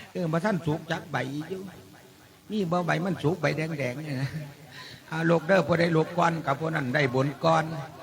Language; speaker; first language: Thai; native; Thai